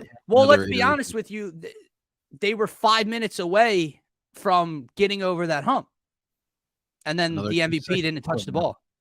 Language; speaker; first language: English; native; English